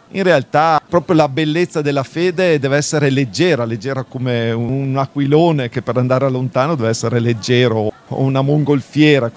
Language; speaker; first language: Italian; native; Italian